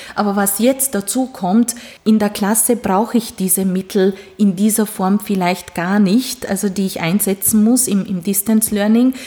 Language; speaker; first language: German; non-native, fluent; Hungarian